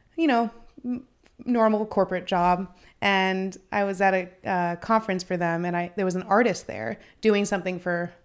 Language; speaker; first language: English; native; English